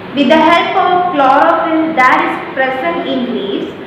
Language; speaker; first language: English; non-native, local second language; Malayalam